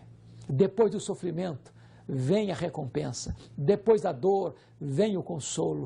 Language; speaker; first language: Portuguese; native; Portuguese